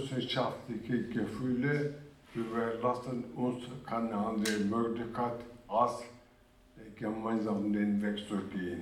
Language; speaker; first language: German; early bilingual, other home language; Turkish